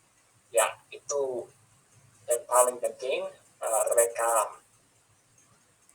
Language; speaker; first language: Indonesian; non-native, fluent; English